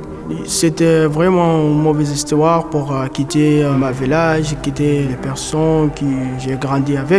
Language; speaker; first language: French; non-native, fluent; Arabic